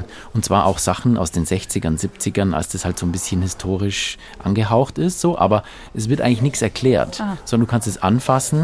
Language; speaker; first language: German; native; German